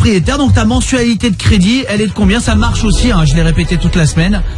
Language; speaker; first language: French; native; French